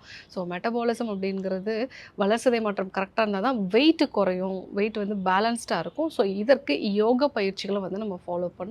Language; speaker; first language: Tamil; native; Tamil